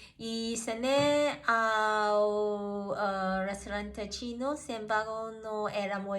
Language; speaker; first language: Spanish; non-native, learner; Cantonese